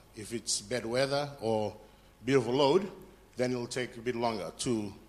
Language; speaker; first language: English; non-native, fluent; Fijian